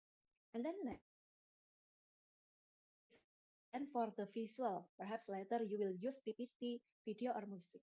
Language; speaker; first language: English; non-native, fluent; Indonesian